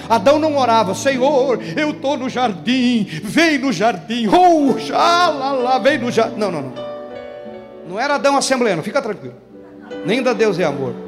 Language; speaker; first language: Portuguese; native; Portuguese